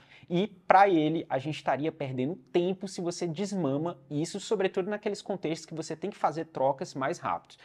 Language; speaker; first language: Portuguese; native; Portuguese